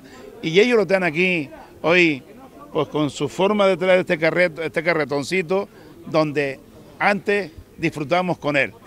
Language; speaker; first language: Spanish; native; Spanish